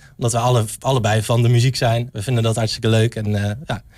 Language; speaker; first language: Dutch; native; Dutch